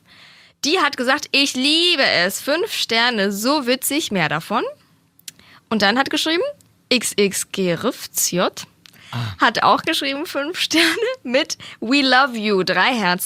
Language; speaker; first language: German; native; German